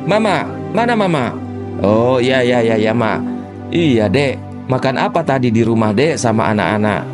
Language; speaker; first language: Indonesian; native; Indonesian